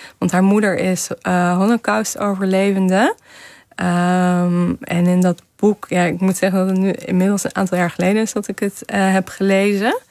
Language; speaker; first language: Dutch; early bilingual, other home language; Kazakh